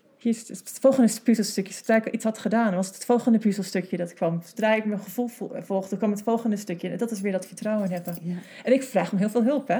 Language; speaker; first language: Dutch; non-native, fluent; English